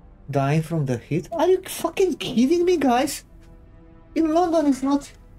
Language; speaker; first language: English; non-native, fluent; Romanian